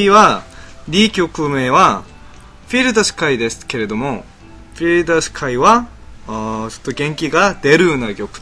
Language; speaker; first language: Japanese; non-native, learner; Korean